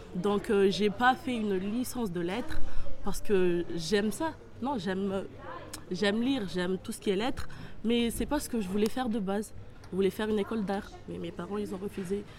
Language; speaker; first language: French; non-native, local second language; Comorian